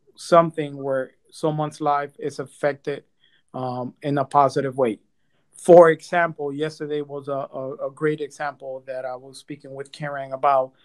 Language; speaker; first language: English; early bilingual, other home language; Spanish